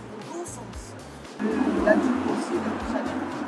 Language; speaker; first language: French; non-native, fluent; Japanese